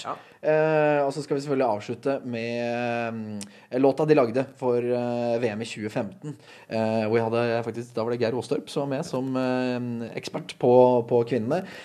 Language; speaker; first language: Norwegian; native; Norwegian